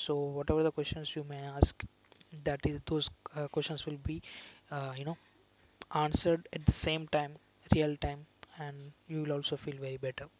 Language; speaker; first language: English; non-native, local second language; Telugu